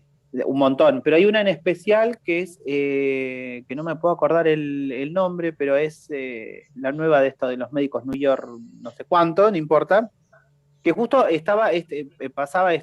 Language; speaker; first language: Spanish; native; Spanish